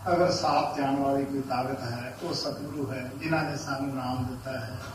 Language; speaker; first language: Hindi; non-native, local second language; Punjabi